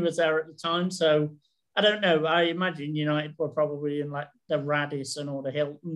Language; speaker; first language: English; native; English